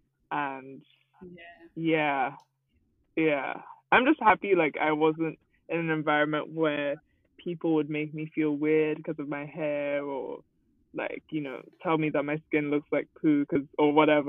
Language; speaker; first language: English; non-native, local second language; Yoruba